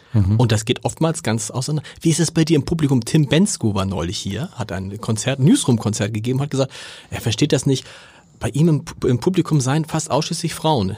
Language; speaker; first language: German; native; German